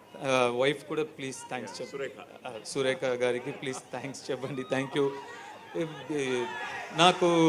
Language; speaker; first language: Telugu; non-native, learner; Tamil